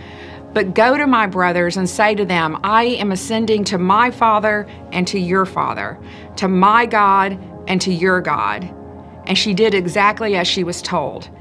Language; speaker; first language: English; native; English